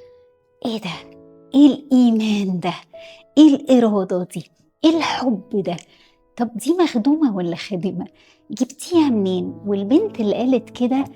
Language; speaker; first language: Arabic; native; Arabic